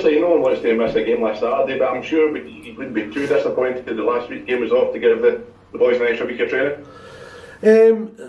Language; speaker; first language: English; native; English